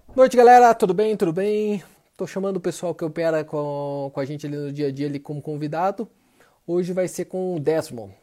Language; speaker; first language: Portuguese; early bilingual, other home language; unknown